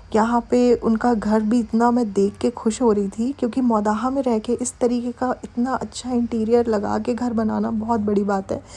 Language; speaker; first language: Hindi; native; Hindi